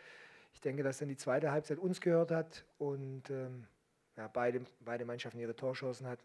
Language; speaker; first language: German; native; German